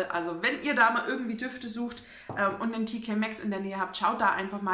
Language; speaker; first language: German; native; German